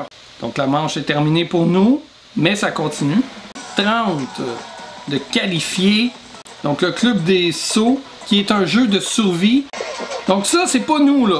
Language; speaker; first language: French; native; French